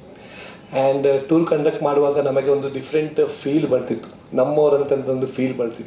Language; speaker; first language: Kannada; non-native, local second language; Tulu